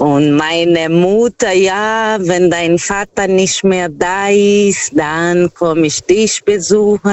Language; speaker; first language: German; non-native, fluent; Portuguese